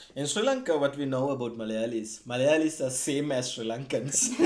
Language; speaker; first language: Tamil; native; Tamil